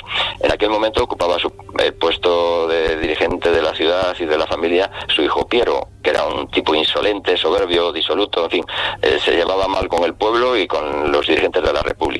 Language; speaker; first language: Spanish; native; Spanish